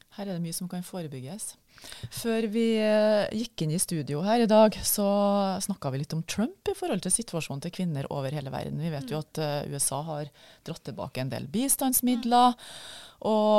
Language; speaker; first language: Norwegian; native; Norwegian